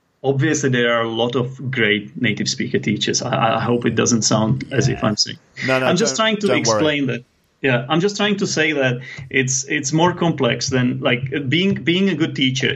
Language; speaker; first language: English; non-native, fluent; Czech